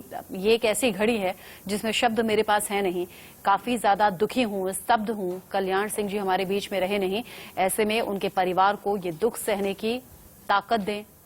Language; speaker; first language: Hindi; native; Hindi